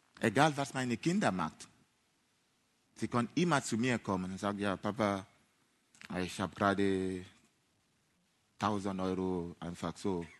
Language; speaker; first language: German; non-native, fluent; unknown